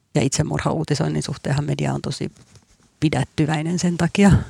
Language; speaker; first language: Finnish; native; Finnish